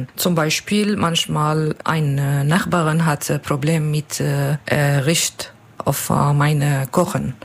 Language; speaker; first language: German; non-native, learner; Turkish